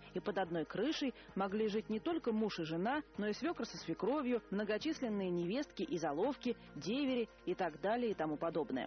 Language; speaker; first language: Russian; native; Russian